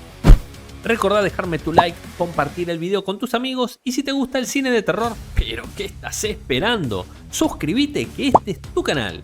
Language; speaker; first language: Spanish; native; Spanish